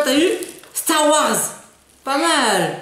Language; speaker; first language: French; native; French